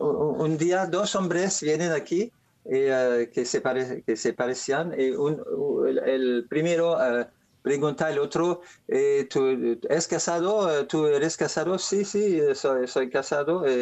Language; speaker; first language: Spanish; non-native, learner; French